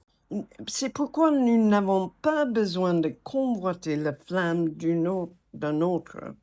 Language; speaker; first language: French; non-native, fluent; English